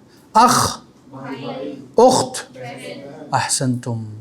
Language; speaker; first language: Arabic; non-native, fluent; Urdu